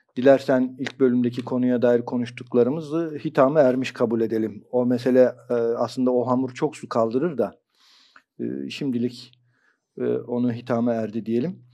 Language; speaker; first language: Turkish; native; Turkish